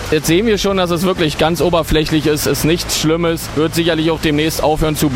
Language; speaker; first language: German; native; German